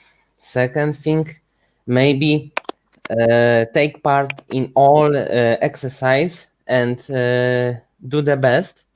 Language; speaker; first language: English; non-native, learner; Ukrainian